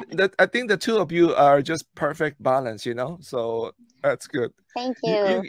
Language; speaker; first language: English; non-native, local second language; Filipino